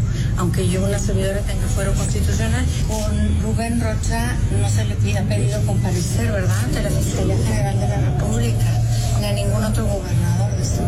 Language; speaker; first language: Spanish; native; Spanish